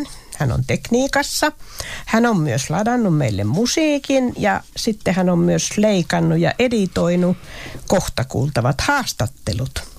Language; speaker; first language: Finnish; native; Finnish